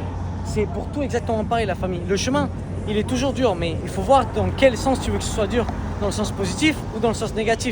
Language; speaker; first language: French; native; French